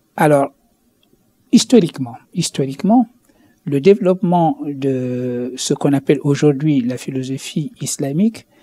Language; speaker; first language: French; non-native, local second language; Wolof